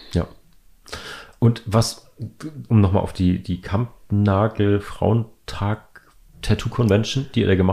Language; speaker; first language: German; native; German